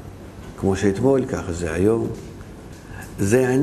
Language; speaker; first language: Hebrew; non-native, fluent; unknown